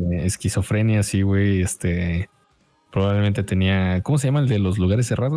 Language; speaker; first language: Spanish; native; Spanish